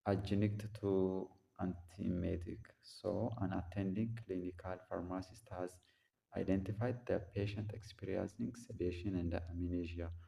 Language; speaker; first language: English; non-native, local second language; Amharic